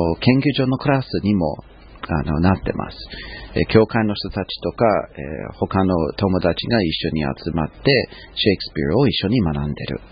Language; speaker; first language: Japanese; non-native, fluent; English